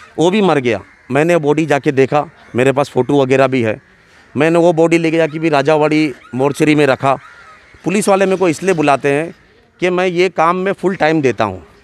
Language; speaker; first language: Hindi; native; Hindi